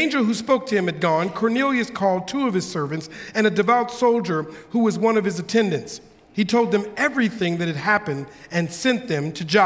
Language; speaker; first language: English; native; English